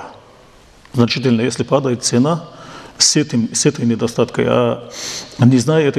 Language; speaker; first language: Russian; non-native, local second language; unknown